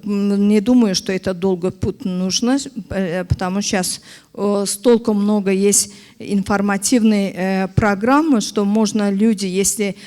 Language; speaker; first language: Russian; non-native, learner; Azerbaijani